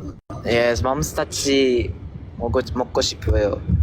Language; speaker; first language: Korean; non-native, learner; Filipino